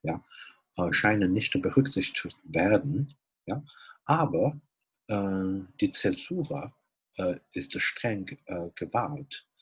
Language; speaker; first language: German; non-native, fluent; Chinese